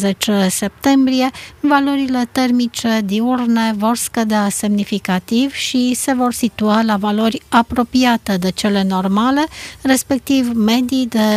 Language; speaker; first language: Romanian; native; Romanian